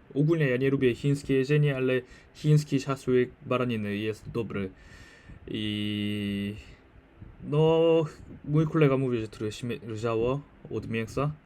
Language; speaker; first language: Polish; non-native, learner; Korean